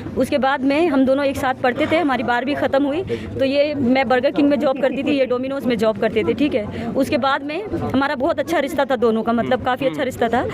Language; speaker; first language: Hindi; native; Hindi